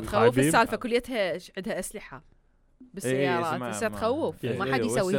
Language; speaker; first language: Arabic; early bilingual, heritage; Arabic